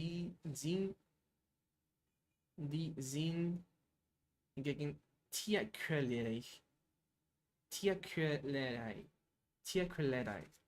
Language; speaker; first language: German; non-native, learner; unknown